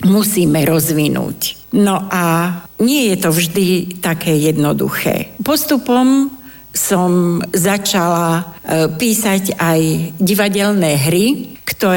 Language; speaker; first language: Slovak; non-native, local second language; Romany